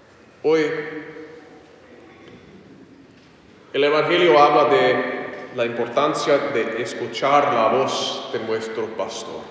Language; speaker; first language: Spanish; non-native, fluent; English